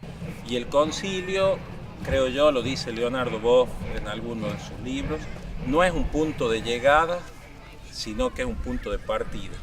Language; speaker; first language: Spanish; native; Spanish